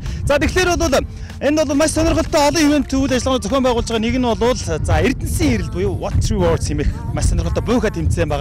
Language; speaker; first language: Mongolian; native; Mongolian